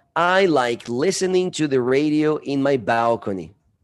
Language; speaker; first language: English; non-native, fluent; Portuguese